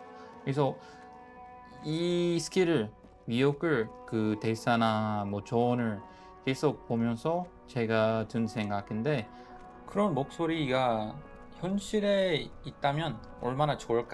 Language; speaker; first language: Korean; non-native, fluent; English